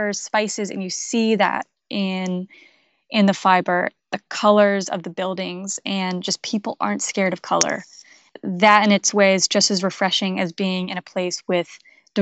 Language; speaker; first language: English; native; English